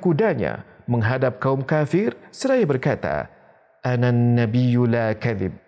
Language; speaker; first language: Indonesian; native; Indonesian